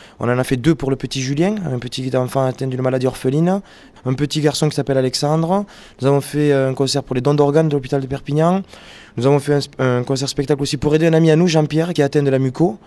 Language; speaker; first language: French; native; French